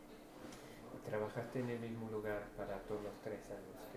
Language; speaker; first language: Spanish; non-native, fluent; English